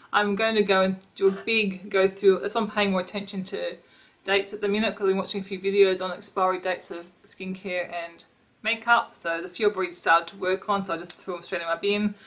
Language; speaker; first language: English; native; English